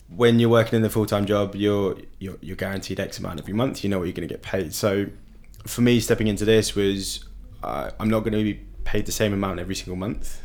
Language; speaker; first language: English; native; English